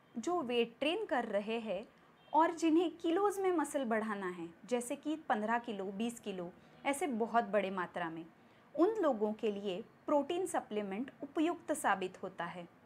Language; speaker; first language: Hindi; non-native, local second language; Marathi